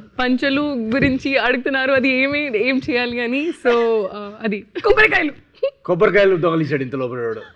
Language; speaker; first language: Telugu; native; Telugu